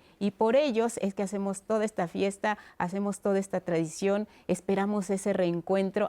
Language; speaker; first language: Spanish; native; Spanish